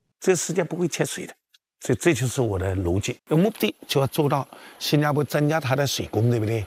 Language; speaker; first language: Chinese; non-native, local second language; Hakka Chinese